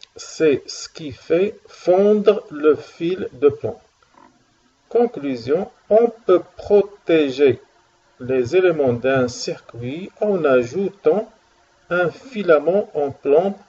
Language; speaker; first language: French; non-native, local second language; Arabic